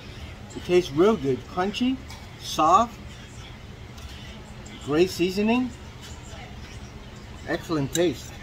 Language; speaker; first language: English; non-native, fluent; Vietnamese